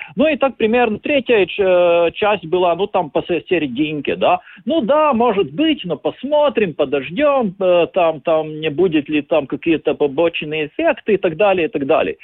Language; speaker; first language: Russian; non-native, local second language; Latvian